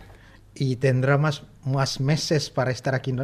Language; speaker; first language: Spanish; non-native, fluent; Indonesian